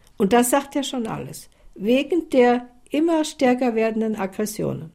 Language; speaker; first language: German; native; German